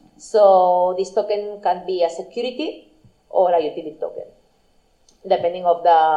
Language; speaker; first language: English; non-native, fluent; Spanish